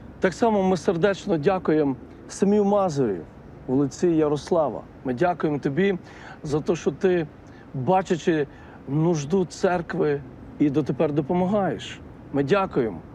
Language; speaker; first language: Ukrainian; native; Ukrainian